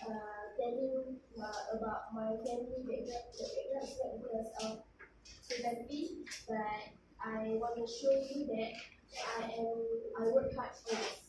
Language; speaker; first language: English; non-native, local second language; Malay